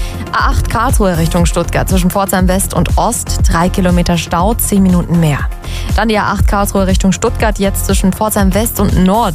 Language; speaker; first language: German; native; German